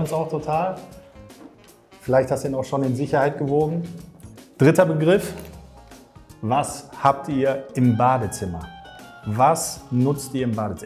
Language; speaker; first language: German; native; German